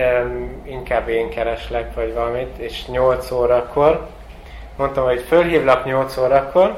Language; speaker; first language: Hungarian; non-native, fluent; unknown